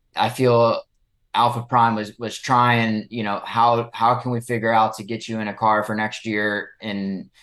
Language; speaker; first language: English; native; English